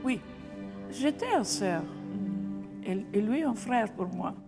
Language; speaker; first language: French; non-native, fluent; Italian